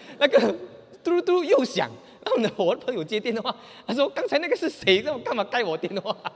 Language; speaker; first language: Chinese; native; Chinese